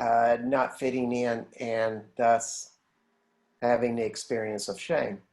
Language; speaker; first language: English; native; English